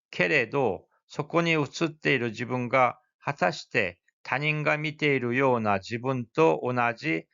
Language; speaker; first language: Japanese; non-native, fluent; Korean